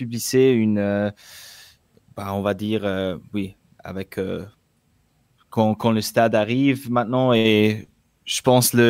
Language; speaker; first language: French; non-native, local second language; German